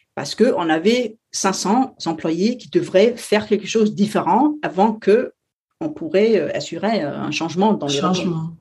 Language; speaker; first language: French; non-native, fluent; Danish